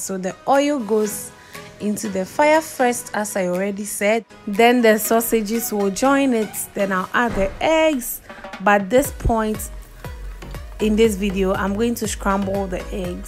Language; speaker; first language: English; non-native, local second language; Akan